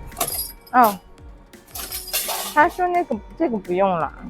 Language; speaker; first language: Chinese; non-native, fluent; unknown